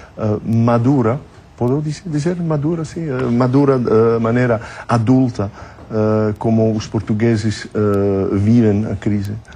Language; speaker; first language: Portuguese; non-native, fluent; French